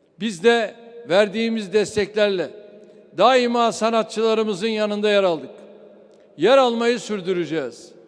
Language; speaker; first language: Turkish; native; Turkish